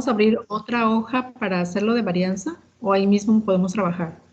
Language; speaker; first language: Spanish; native; Spanish